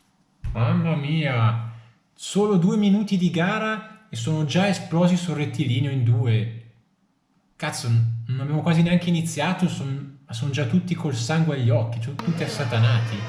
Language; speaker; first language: Italian; native; Italian